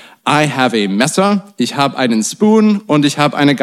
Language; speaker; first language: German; non-native, fluent; English